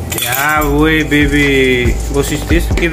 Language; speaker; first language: German; non-native, learner; Punjabi